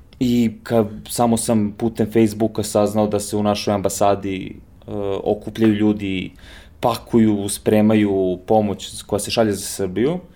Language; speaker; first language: Serbian; early bilingual, heritage; Serbian